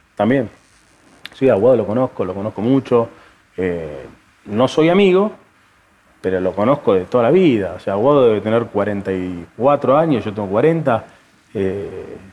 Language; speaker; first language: Spanish; native; Spanish